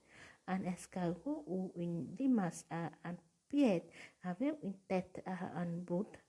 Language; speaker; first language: French; non-native, learner; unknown